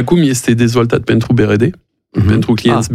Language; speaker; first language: Romanian; non-native, learner; French